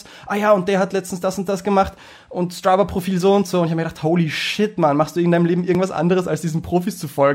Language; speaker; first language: German; native; German